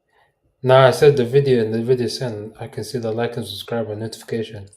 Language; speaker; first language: English; early bilingual, heritage; Arabic